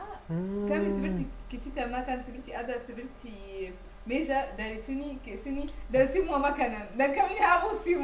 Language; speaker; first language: Indonesian; non-native, learner; Arabic